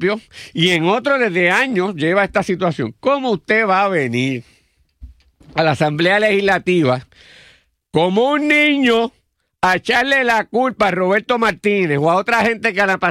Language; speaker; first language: Spanish; native; Spanish